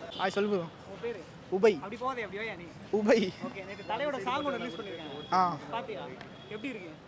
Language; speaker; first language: Tamil; native; Tamil